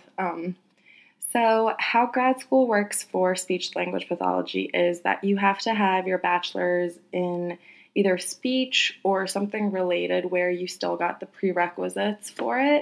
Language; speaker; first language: English; native; English